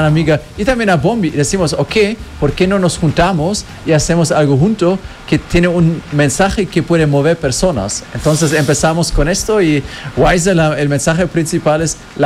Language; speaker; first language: Spanish; non-native, fluent; German